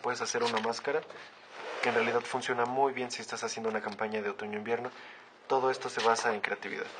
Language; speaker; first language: Spanish; native; Spanish